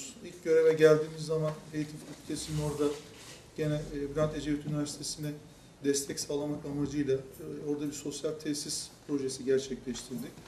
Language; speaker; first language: Turkish; native; Turkish